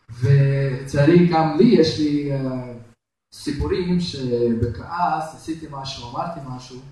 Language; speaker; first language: Hebrew; non-native, fluent; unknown